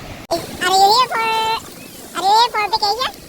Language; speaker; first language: English; non-native, local second language; Filipino